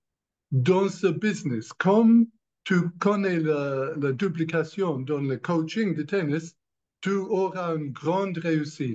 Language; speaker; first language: French; non-native, learner; English